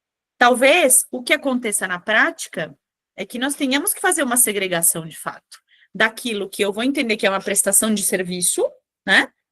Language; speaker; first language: Portuguese; native; Portuguese